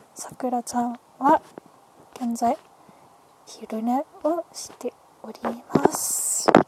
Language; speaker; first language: Japanese; early bilingual, other home language; Chinese